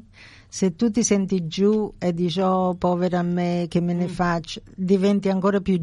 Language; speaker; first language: Italian; early bilingual, heritage; Italian